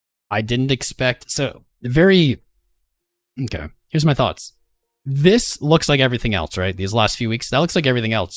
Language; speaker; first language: English; native; English